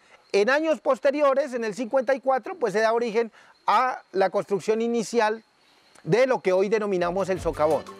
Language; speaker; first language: Spanish; native; Spanish